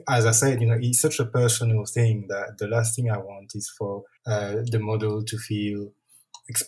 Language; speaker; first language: English; non-native, fluent; French